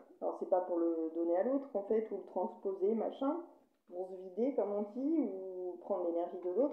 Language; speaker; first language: French; native; French